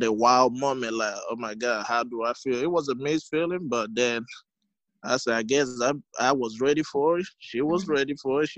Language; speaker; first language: English; non-native, local second language; Igbo